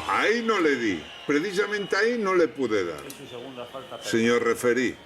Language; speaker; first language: Spanish; native; Spanish